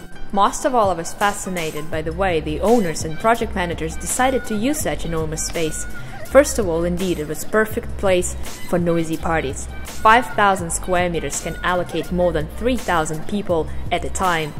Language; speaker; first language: English; non-native, fluent; Russian